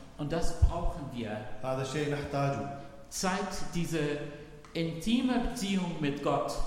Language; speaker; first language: German; non-native, fluent; Arabic